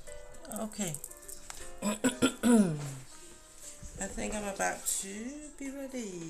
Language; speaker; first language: English; non-native, fluent; Danish